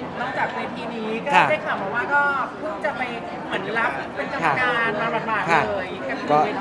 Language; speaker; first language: Thai; native; Thai